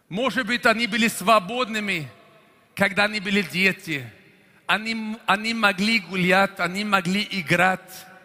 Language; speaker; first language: Russian; non-native, fluent; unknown